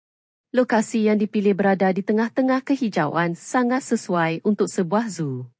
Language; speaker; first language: Malay; native; Malay